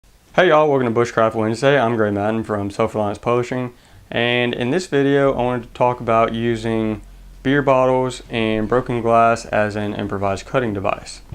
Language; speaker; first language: English; native; English